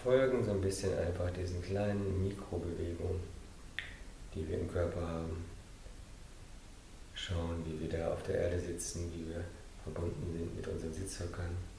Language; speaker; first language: German; non-native, fluent; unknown